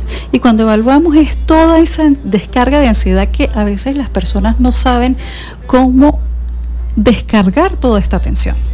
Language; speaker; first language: Spanish; native; Spanish